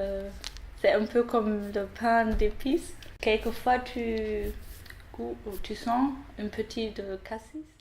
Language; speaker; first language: French; non-native, learner; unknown